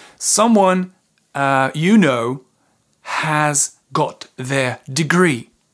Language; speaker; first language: English; non-native, fluent; French